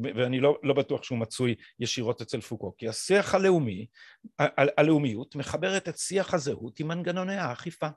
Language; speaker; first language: Hebrew; native; Hebrew